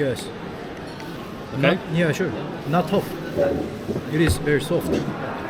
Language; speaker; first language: English; non-native, learner; Korean